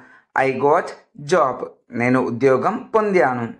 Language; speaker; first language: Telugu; native; Telugu